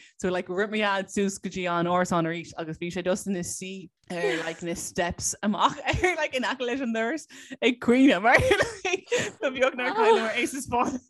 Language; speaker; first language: Irish; non-native, local second language; English